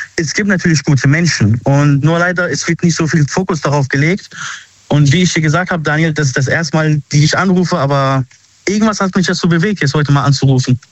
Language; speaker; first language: German; early bilingual, other home language; Arabic